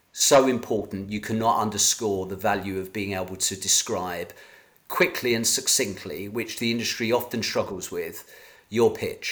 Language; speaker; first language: English; native; English